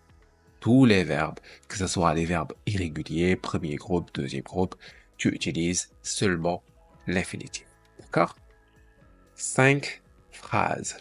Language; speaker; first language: French; non-native, fluent; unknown